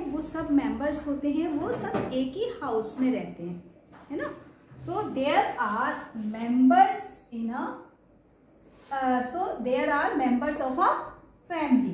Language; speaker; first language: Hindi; native; Hindi